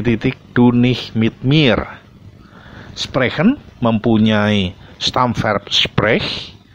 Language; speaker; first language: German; non-native, fluent; Indonesian